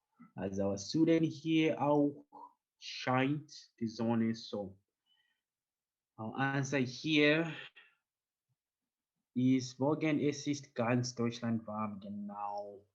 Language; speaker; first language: German; non-native, learner; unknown